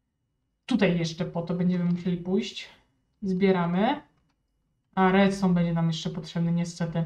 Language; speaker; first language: Polish; native; Polish